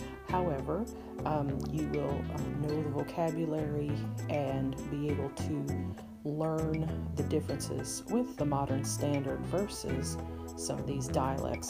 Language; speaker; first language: English; native; English